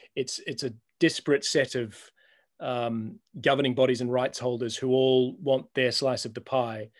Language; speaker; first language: English; native; English